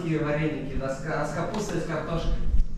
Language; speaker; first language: Russian; native; Russian